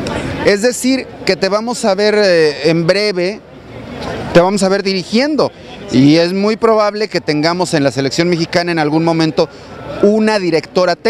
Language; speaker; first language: Spanish; native; Spanish